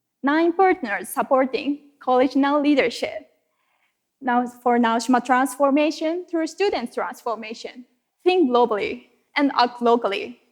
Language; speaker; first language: English; non-native, fluent; Japanese